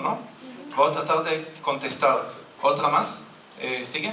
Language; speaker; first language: Spanish; non-native, fluent; Hebrew